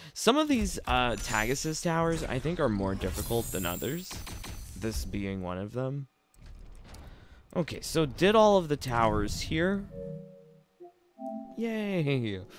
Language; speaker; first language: English; native; English